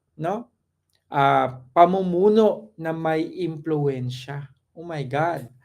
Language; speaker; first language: Filipino; non-native, local second language; Cebuano